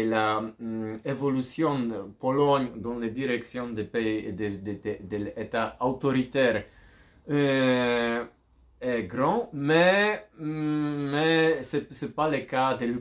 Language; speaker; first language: French; non-native, learner; Polish